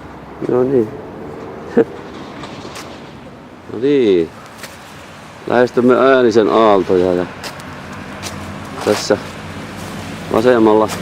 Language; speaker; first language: Finnish; native; Finnish